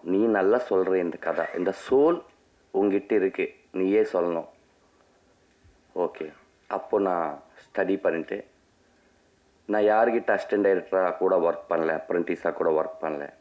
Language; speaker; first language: Tamil; non-native, learner; Telugu